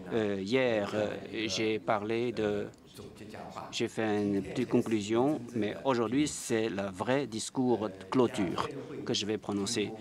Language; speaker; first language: French; non-native, fluent; Chinese